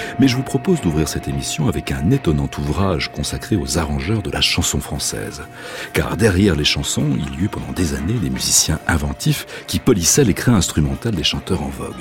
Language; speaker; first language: French; native; French